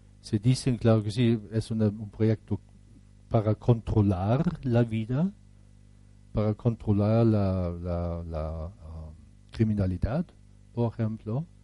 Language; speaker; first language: Spanish; non-native, fluent; German